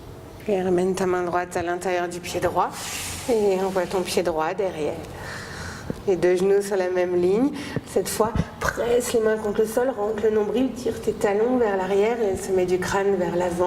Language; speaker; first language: French; native; French